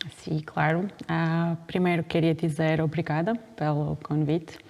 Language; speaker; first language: Portuguese; non-native, fluent; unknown